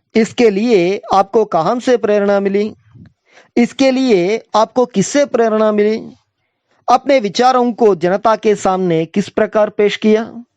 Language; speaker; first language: Hindi; non-native, local second language; Telugu